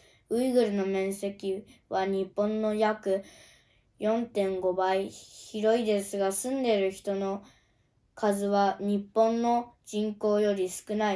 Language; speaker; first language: Japanese; early bilingual, other home language; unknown